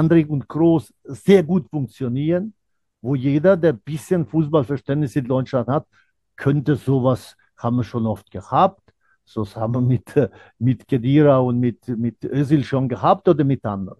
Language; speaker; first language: German; non-native, fluent; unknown